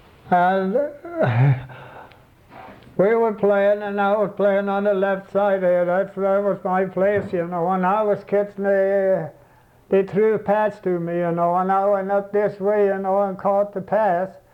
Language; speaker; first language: English; non-native, fluent; Swedish